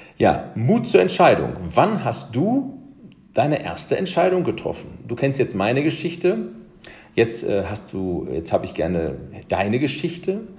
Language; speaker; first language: German; early bilingual, other home language; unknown